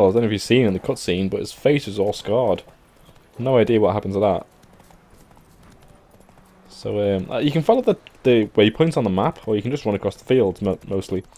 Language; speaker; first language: English; native; English